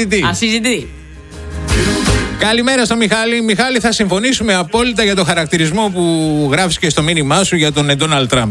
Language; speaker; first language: Greek; native; Greek